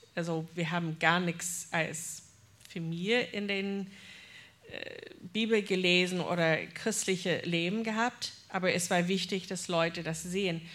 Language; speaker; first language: German; non-native, fluent; English